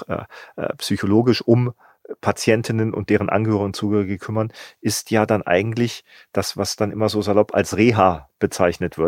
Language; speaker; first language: German; native; German